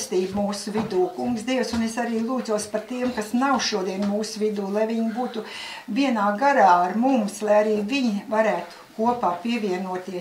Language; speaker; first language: Latvian; native; Latvian